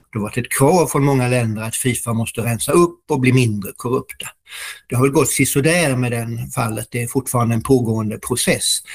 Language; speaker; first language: Swedish; native; Swedish